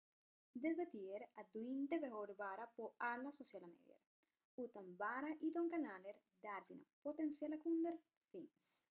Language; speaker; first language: Swedish; non-native, fluent; Spanish